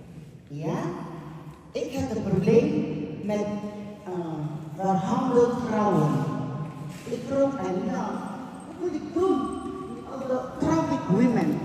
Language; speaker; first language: Dutch; non-native, fluent; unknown